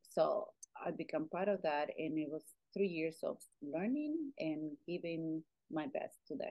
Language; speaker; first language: English; non-native, fluent; Spanish